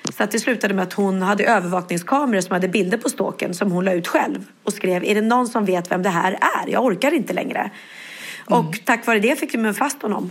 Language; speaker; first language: Swedish; native; Swedish